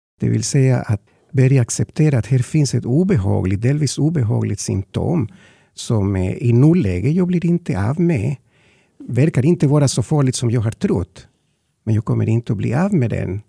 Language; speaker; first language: Swedish; non-native, fluent; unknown